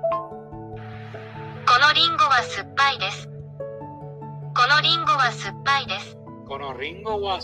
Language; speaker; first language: Japanese; non-native, learner; Spanish